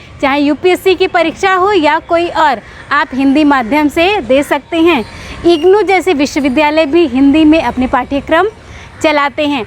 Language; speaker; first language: Hindi; native; Hindi